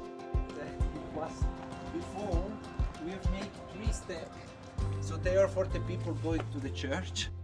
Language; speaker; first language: English; non-native, learner; Italian